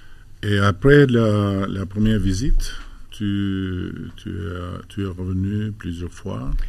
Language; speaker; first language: French; non-native, fluent; Albanian